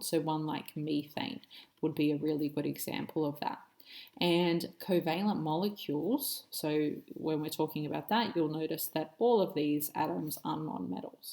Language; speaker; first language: English; native; English